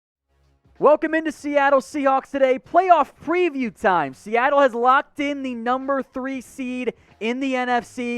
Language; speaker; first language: English; native; English